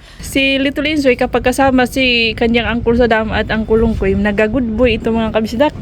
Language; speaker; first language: Filipino; non-native, local second language; Cebuano